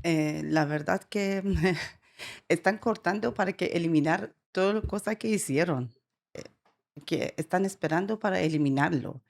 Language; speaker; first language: Spanish; non-native, learner; Persian